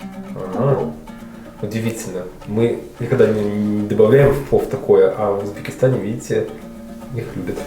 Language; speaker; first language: Russian; native; Russian